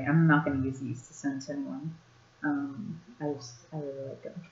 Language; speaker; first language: English; native; English